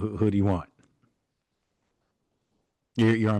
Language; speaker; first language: English; native; English